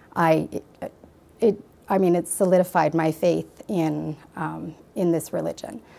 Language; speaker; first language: English; native; English